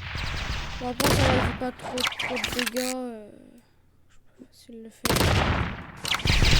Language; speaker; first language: French; native; French